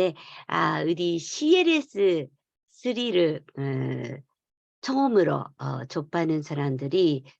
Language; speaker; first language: Korean; non-native, fluent; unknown